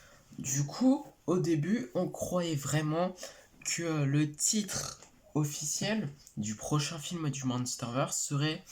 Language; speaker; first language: French; native; French